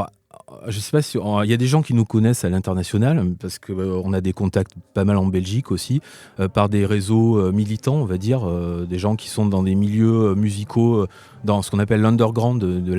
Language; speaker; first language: French; native; French